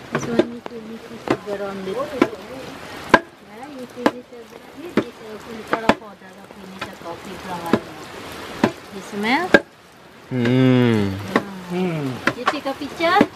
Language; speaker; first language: English; non-native, learner; Indonesian